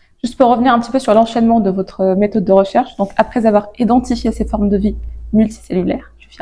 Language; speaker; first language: French; native; French